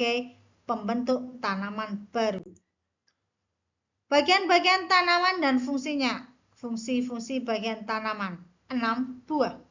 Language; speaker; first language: Indonesian; native; Indonesian